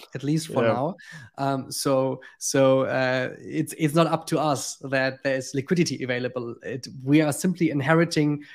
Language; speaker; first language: English; non-native, fluent; German